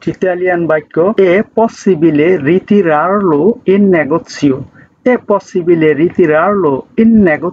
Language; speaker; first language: Italian; non-native, learner; Bangla